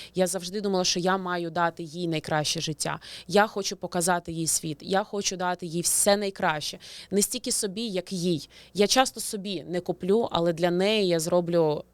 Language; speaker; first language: Ukrainian; native; Ukrainian